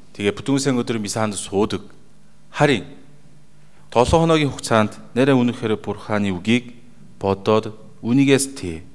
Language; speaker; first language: Mongolian; non-native, fluent; Korean